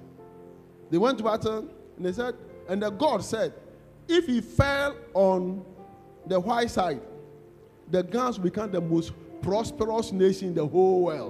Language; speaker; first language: English; non-native, local second language; Akan